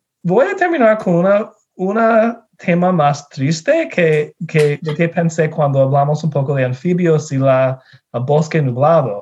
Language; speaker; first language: Spanish; non-native, fluent; English